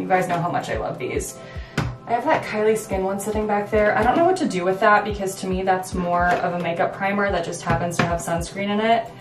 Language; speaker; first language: English; native; English